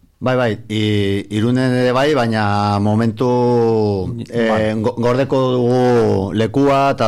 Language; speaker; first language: Basque; non-native, local second language; Spanish